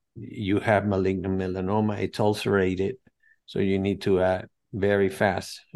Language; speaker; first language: English; non-native, fluent; Spanish